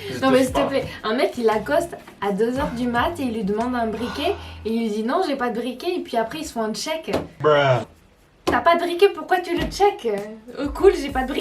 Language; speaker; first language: French; native; French